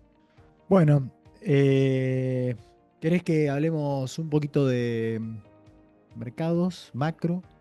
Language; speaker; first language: Spanish; native; Spanish